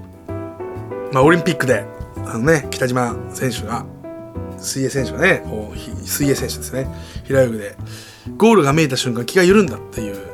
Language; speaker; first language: Japanese; native; Japanese